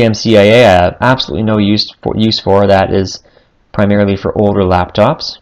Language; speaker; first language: English; native; English